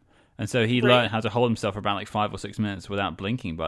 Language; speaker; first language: English; native; English